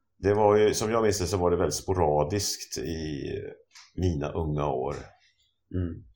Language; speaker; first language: Swedish; native; Swedish